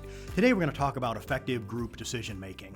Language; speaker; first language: English; native; English